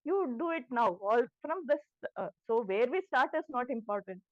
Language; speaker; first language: English; non-native, local second language; Kannada